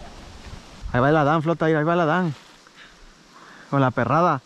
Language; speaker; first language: Spanish; native; Spanish